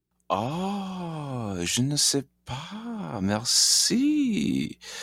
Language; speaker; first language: French; non-native, learner; English